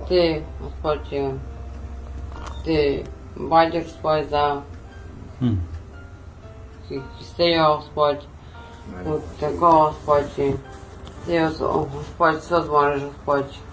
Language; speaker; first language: Russian; non-native, local second language; Ukrainian